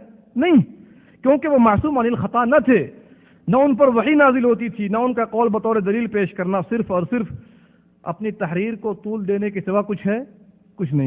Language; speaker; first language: Urdu; native; Urdu